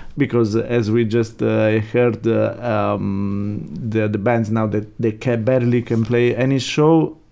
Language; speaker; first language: English; non-native, fluent; Italian